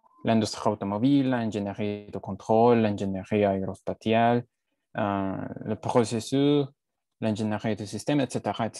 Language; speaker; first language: French; non-native, learner; Spanish